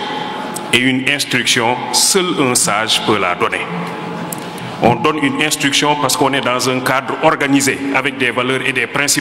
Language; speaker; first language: French; non-native, local second language; Wolof